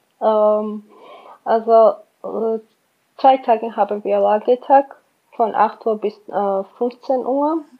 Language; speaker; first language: German; non-native, learner; Georgian